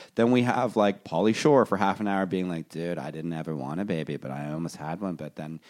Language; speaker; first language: English; native; English